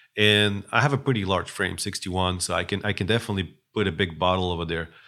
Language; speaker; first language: English; non-native, fluent; Russian